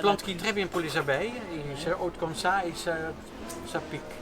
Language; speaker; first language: French; non-native, fluent; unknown